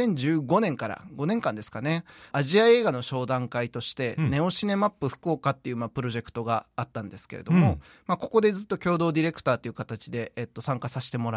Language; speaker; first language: Japanese; native; Japanese